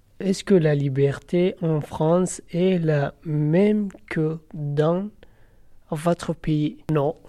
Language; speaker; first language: French; non-native, learner; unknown